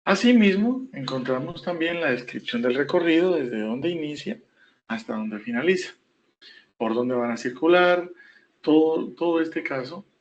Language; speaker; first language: Spanish; native; Spanish